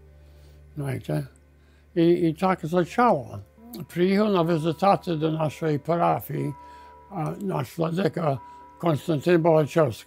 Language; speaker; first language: Ukrainian; early bilingual, heritage; Ukrainian